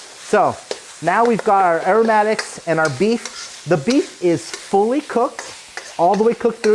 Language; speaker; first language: English; native; English